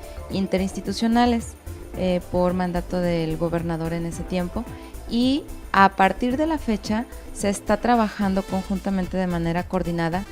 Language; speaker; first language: Spanish; native; Spanish